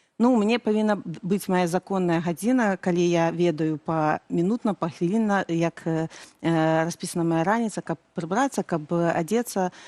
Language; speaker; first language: Belarusian; non-native, local second language; Russian